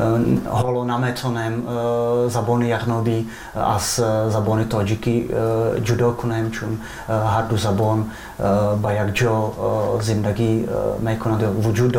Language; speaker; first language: Persian; non-native, fluent; Czech